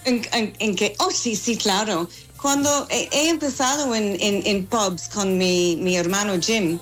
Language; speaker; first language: Spanish; non-native, learner; English